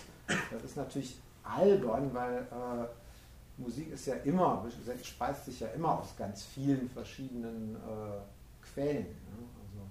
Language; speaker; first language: German; native; German